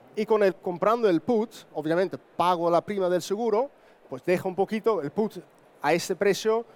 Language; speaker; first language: Spanish; non-native, fluent; Dutch